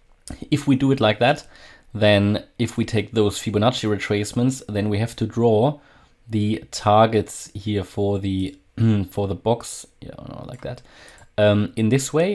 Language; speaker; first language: English; non-native, fluent; German